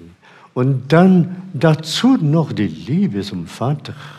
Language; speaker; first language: German; non-native, fluent; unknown